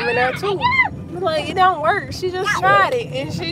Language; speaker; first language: English; native; English